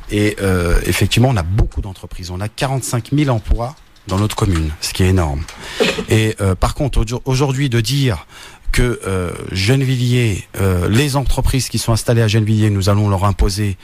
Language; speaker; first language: French; native; French